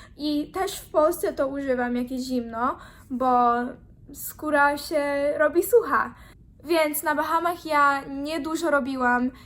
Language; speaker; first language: Polish; early bilingual, heritage; Polish